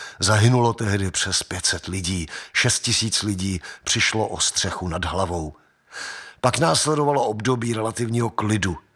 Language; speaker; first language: Czech; native; Czech